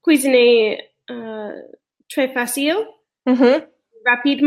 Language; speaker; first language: French; non-native, learner; English